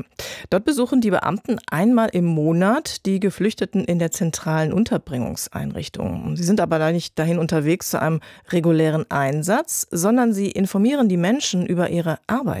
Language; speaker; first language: German; native; German